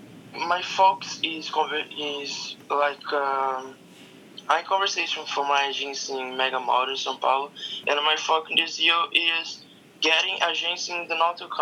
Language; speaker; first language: English; non-native, learner; Portuguese